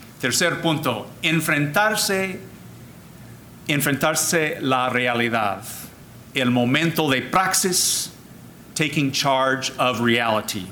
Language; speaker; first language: Spanish; non-native, fluent; English